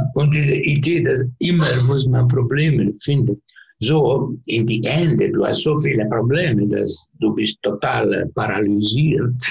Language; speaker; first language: German; non-native, learner; Finnish